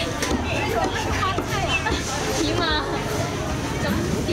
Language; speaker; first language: Chinese; non-native, local second language; Cantonese